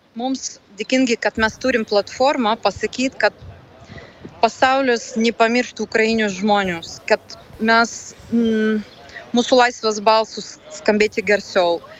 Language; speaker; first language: Lithuanian; non-native, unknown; Ukrainian